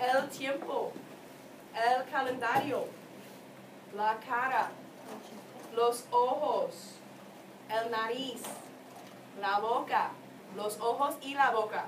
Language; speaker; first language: Spanish; non-native, fluent; English